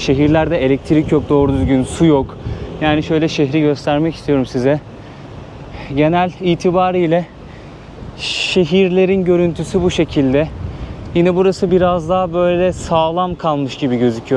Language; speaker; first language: Turkish; native; Turkish